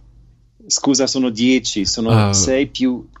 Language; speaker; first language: Italian; non-native, fluent; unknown